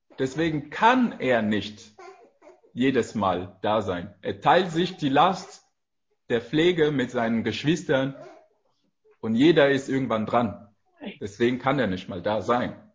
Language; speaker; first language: German; non-native, fluent; French